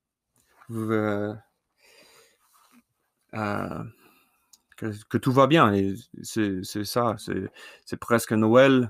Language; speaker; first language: French; non-native, learner; English